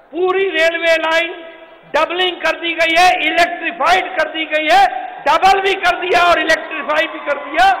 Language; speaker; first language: Hindi; native; Hindi